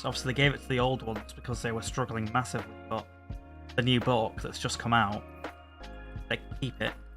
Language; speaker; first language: English; native; English